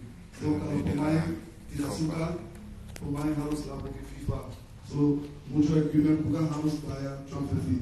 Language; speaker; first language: Indonesian; non-native, fluent; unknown